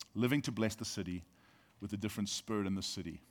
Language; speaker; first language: English; native; English